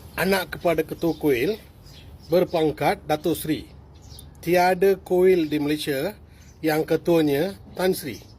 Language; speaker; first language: Malay; non-native, local second language; Tamil